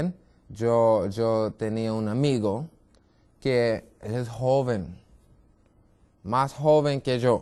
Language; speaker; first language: Spanish; non-native, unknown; English